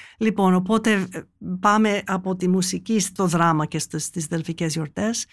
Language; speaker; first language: Greek; early bilingual, heritage; Greek